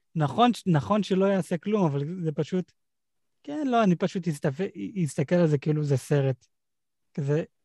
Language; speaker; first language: Hebrew; native; Hebrew